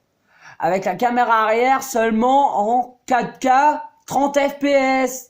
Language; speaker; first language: French; native; French